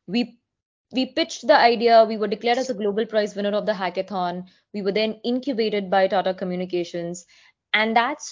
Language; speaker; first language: English; non-native, local second language; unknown